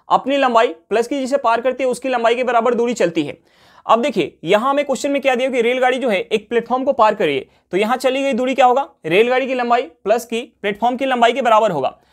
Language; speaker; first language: Hindi; native; Hindi